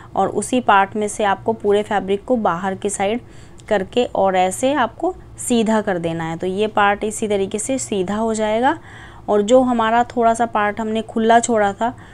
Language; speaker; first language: Hindi; native; Hindi